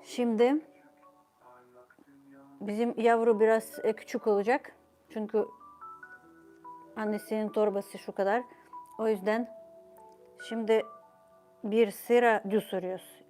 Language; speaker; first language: Turkish; non-native, fluent; Ukrainian